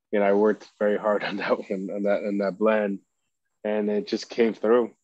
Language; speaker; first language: English; early bilingual, other home language; Spanish